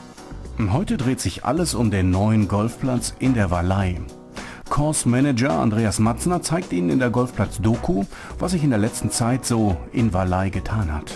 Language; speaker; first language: German; native; German